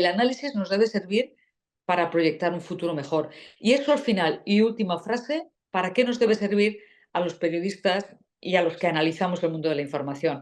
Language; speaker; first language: Spanish; native; Spanish